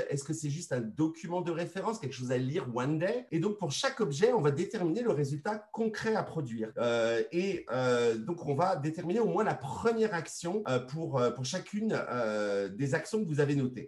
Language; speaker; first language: French; native; French